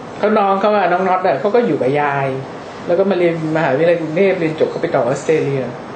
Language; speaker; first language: Thai; native; Thai